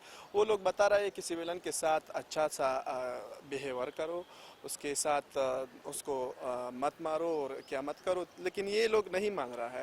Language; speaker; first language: Hindi; non-native, learner; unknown